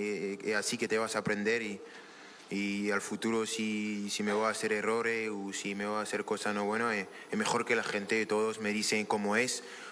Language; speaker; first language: Spanish; non-native, learner; French